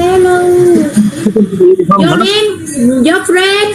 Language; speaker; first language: English; non-native, learner; Vietnamese